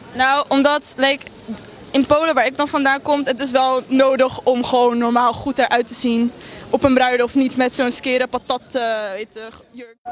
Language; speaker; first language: Dutch; early bilingual, other home language; Polish